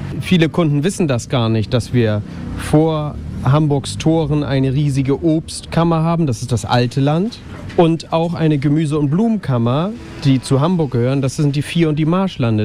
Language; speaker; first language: German; native; German